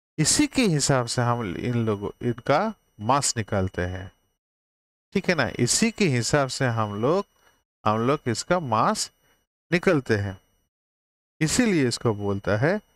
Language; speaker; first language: Hindi; native; Hindi